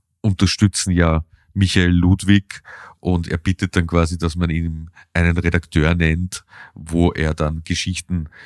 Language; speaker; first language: German; native; German